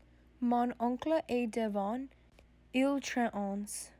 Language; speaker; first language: French; non-native, learner; English